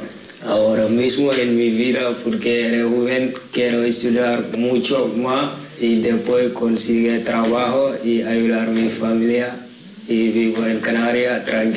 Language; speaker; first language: Spanish; non-native, learner; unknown